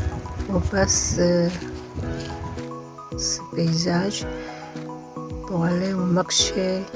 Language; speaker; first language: French; non-native, fluent; Korean